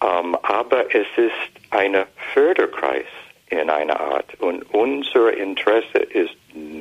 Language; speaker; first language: German; non-native, fluent; English